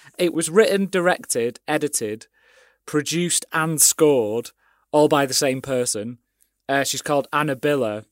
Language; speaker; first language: English; native; English